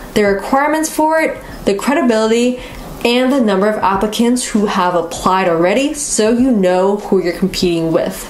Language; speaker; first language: English; native; English